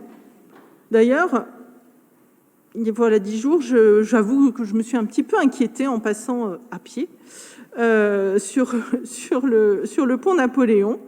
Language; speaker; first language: French; native; French